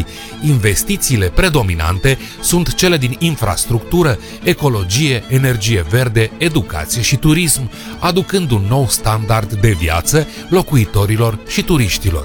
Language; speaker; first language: Romanian; native; Romanian